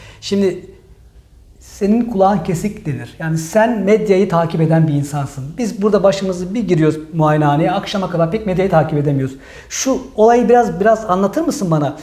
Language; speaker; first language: Turkish; early bilingual, heritage; Turkish